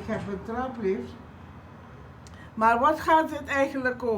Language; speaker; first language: Dutch; non-native, local second language; Papiamento